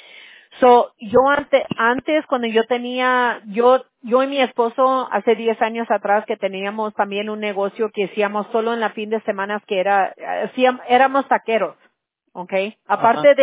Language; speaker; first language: Spanish; early bilingual, heritage; English